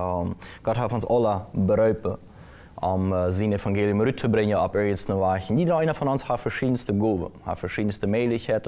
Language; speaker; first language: German; non-native, local second language; Plautdietsch